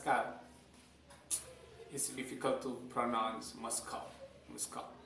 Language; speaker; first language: English; non-native, learner; Javanese